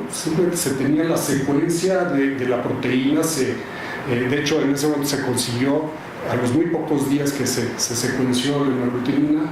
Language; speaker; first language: Spanish; native; Spanish